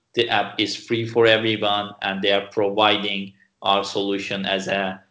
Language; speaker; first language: English; non-native, fluent; Turkish